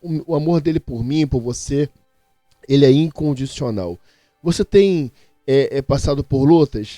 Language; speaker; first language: Portuguese; native; Portuguese